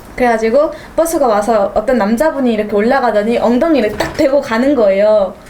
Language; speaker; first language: Korean; native; Korean